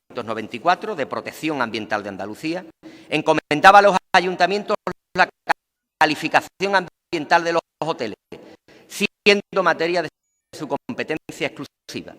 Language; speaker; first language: Spanish; native; Spanish